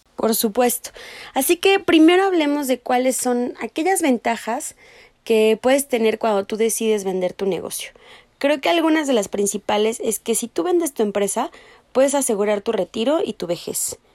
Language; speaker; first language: Spanish; native; Spanish